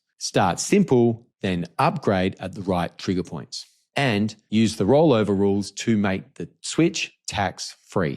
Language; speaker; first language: English; native; English